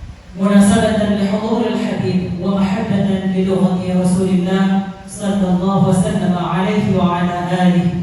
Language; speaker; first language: Arabic; non-native, fluent; Achinese